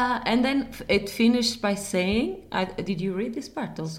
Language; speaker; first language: English; non-native, fluent; Portuguese